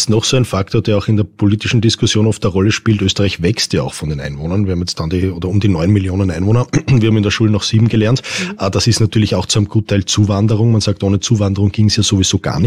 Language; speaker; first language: German; native; German